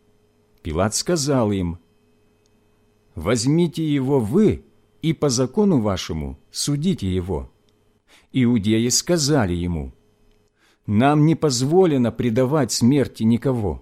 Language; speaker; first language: Russian; native; Russian